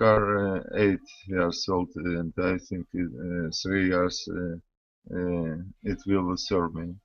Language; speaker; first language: English; non-native, learner; Russian